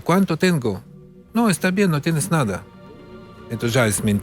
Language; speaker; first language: Spanish; non-native, learner; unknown